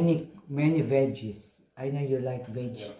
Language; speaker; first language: English; non-native, learner; Filipino